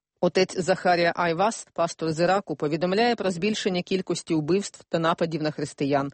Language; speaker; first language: Ukrainian; native; Ukrainian